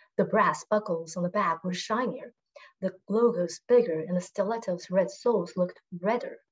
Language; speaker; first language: English; non-native, fluent; Chinese